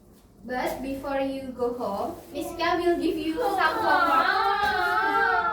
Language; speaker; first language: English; non-native, learner; Indonesian